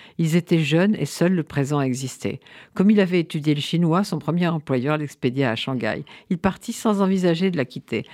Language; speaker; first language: French; native; French